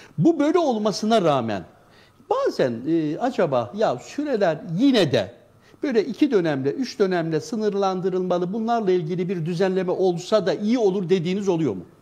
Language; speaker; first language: Turkish; native; Turkish